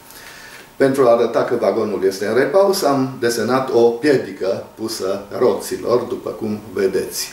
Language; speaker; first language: Romanian; native; Romanian